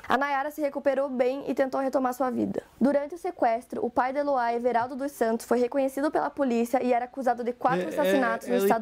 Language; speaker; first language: Portuguese; native; Portuguese